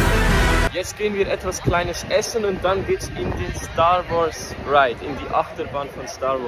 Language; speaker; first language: German; native; German